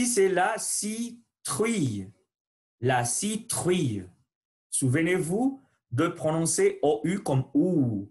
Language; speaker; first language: French; non-native, learner; Spanish